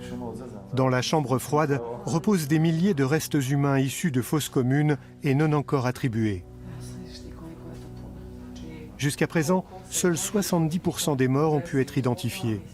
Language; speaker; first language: French; native; French